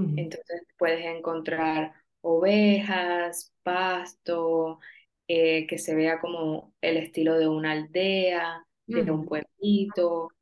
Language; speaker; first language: Spanish; native; Spanish